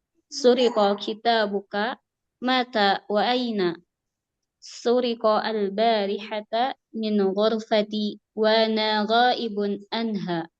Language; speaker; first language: Arabic; non-native, learner; Indonesian